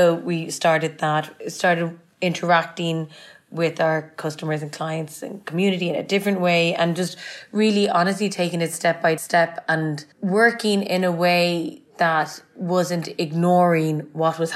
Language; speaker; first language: English; native; English